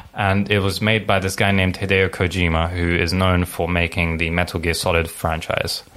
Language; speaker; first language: English; early bilingual, other home language; Arabic